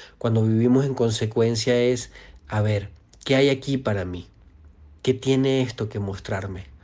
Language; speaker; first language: Spanish; native; Spanish